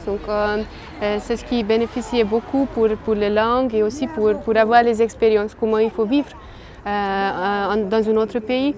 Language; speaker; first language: French; non-native, fluent; Hungarian